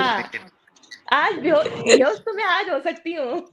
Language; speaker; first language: Hindi; native; Hindi